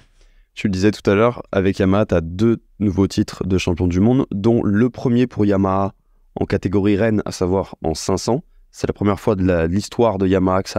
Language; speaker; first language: French; native; French